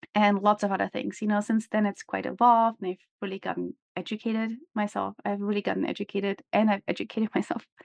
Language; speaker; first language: English; non-native, fluent; German